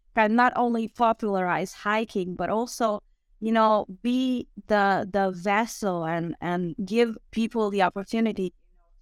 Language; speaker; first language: English; non-native, fluent; Croatian